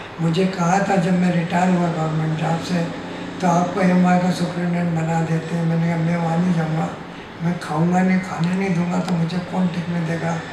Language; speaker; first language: Hindi; native; Hindi